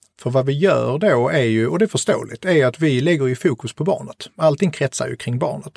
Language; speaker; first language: Swedish; native; Swedish